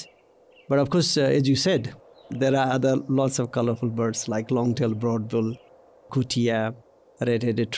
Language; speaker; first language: English; non-native, local second language; Nepali